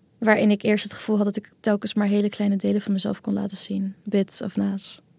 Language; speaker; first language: Dutch; early bilingual, other home language; Kurdish